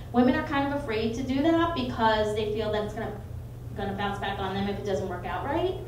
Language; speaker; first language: English; native; English